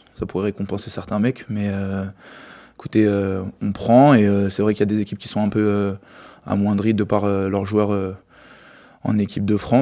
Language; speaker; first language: French; native; French